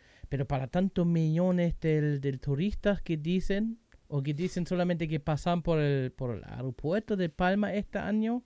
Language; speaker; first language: Spanish; non-native, learner; German